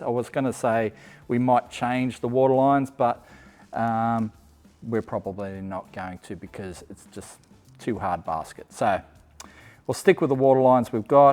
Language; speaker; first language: English; native; English